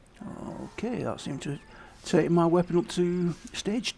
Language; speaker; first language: English; native; English